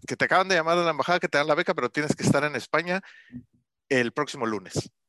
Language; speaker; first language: Spanish; native; Spanish